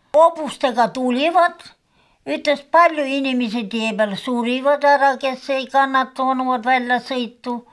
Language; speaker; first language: Estonian; early bilingual, heritage; Estonian